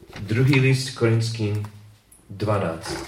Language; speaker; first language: Czech; non-native, learner; English